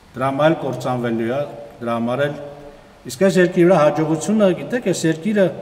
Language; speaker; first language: Armenian; native; Armenian